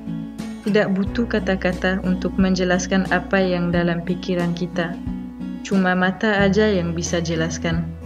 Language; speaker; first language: Indonesian; non-native, fluent; French